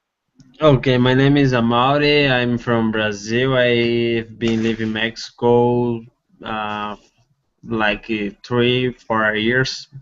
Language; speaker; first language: English; non-native, learner; Portuguese